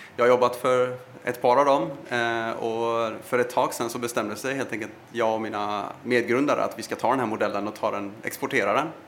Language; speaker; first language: Swedish; early bilingual, other home language; Persian